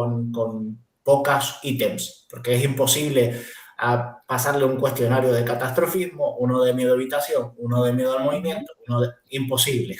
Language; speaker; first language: Spanish; native; Spanish